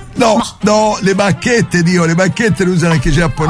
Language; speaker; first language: Italian; native; Italian